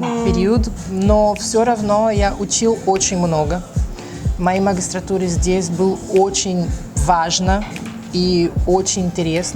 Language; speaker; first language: Russian; non-native, learner; Portuguese